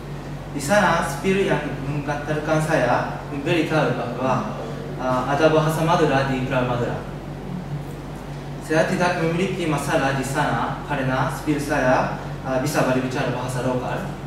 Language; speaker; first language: Indonesian; non-native, learner; Japanese